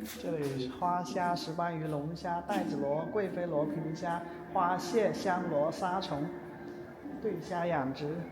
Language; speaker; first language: Chinese; native; Chinese